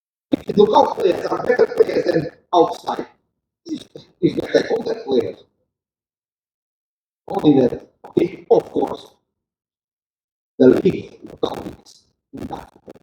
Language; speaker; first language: English; non-native, learner; Portuguese